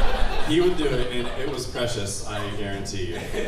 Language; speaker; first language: English; native; English